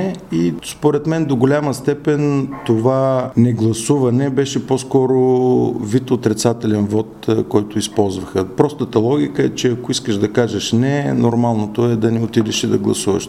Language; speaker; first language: Bulgarian; native; Bulgarian